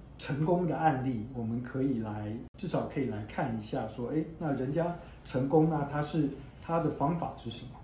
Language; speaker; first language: Chinese; native; Chinese